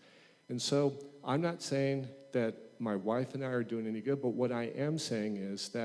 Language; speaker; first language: English; native; English